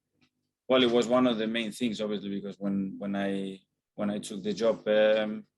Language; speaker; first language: English; non-native, fluent; Spanish